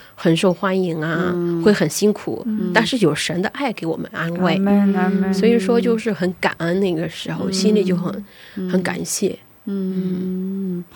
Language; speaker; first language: Chinese; native; Chinese